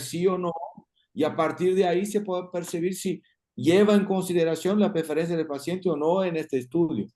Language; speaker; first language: Spanish; non-native, fluent; Portuguese